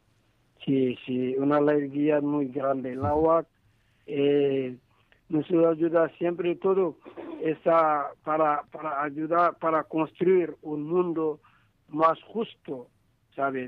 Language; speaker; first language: Spanish; non-native, learner; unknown